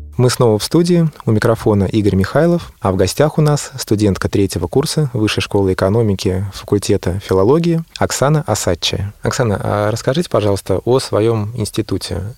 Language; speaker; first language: Russian; native; Russian